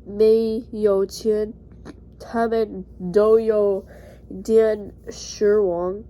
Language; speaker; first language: Chinese; non-native, learner; English